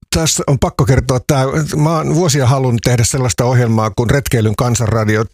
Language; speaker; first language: Finnish; native; Finnish